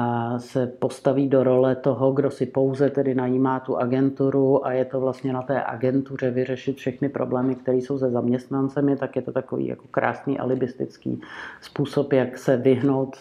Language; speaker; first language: Czech; native; Czech